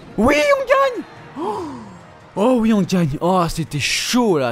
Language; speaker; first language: French; native; French